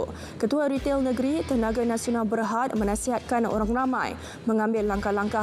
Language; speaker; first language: Malay; native; Malay